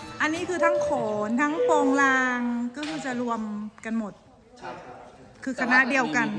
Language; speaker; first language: Thai; native; Thai